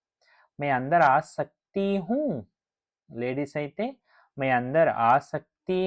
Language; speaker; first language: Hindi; non-native, local second language; Telugu